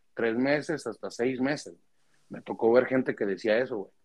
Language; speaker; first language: Spanish; early bilingual, heritage; Spanish